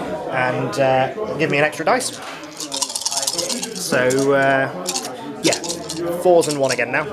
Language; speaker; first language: English; native; English